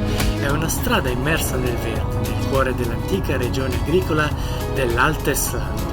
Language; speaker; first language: Italian; native; Italian